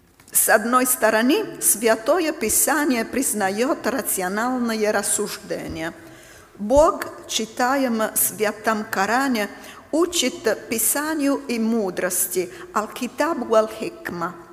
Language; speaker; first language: Russian; non-native, fluent; Italian